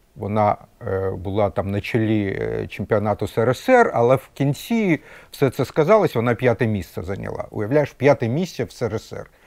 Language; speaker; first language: Ukrainian; non-native, local second language; Russian